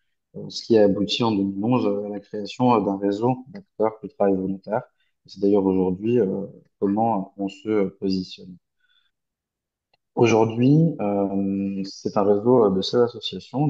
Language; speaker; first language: French; native; French